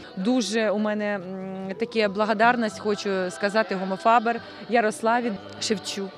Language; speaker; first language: Ukrainian; native; Ukrainian